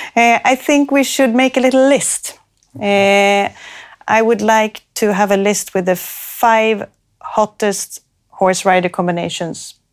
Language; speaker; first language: English; non-native, fluent; Swedish